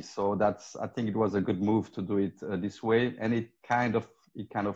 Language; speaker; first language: English; non-native, fluent; Spanish